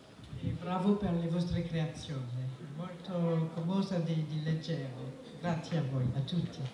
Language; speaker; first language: Italian; non-native, fluent; French